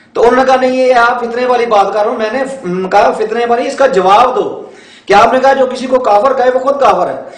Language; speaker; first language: Urdu; non-native, local second language; Punjabi